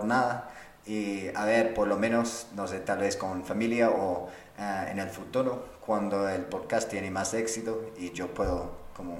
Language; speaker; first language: Spanish; non-native, fluent; English